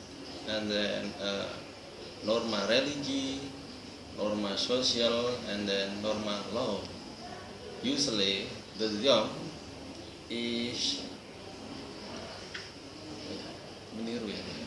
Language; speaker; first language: English; non-native, learner; Indonesian